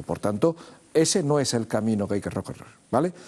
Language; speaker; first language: Spanish; native; Spanish